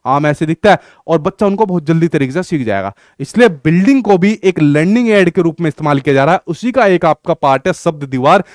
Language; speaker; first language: Hindi; native; Hindi